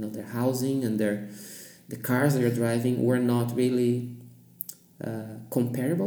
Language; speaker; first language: English; non-native, fluent; Portuguese